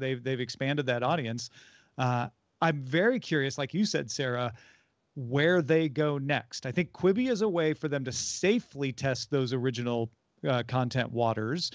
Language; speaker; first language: English; native; English